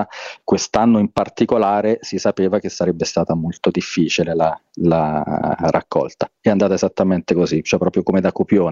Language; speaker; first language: Italian; native; Italian